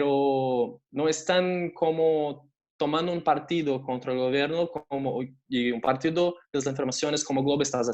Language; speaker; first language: Spanish; non-native, fluent; Portuguese